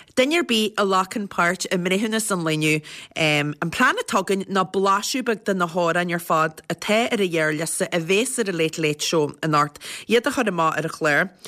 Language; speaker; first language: Irish; native; Irish